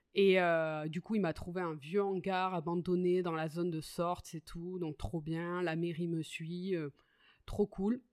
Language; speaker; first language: French; native; French